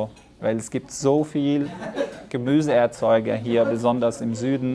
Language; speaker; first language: German; non-native, fluent; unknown